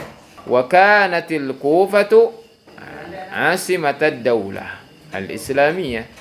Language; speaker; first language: Arabic; non-native, fluent; Sundanese